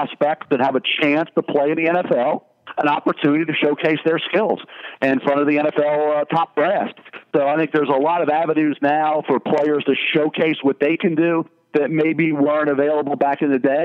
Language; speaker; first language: English; native; English